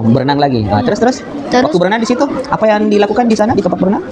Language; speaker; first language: Indonesian; native; Indonesian